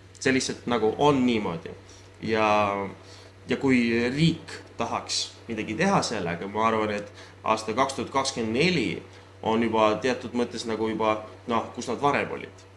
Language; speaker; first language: Estonian; non-native, local second language; Russian